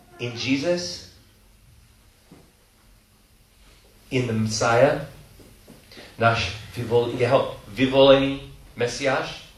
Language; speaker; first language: Czech; non-native, fluent; English